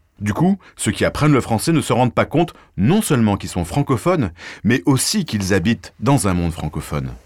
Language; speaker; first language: French; native; French